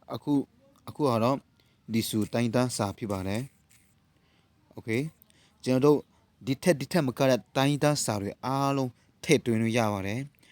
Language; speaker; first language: Burmese; non-native, local second language; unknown